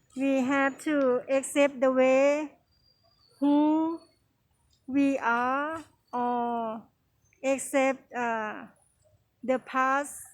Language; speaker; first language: English; non-native, learner; Thai